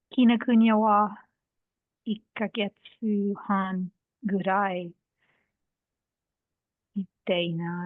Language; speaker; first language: Japanese; non-native, learner; English